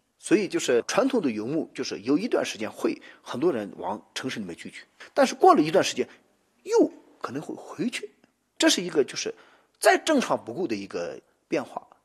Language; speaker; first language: Chinese; non-native, local second language; Tibetan